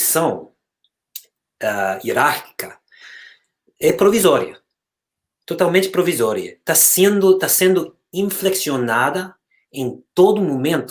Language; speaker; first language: Portuguese; non-native, fluent; English